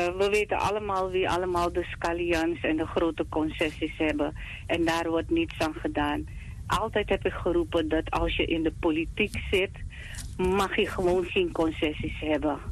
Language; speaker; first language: Dutch; native; Dutch